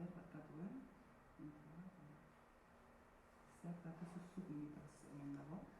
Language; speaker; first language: Basque; early bilingual, other home language; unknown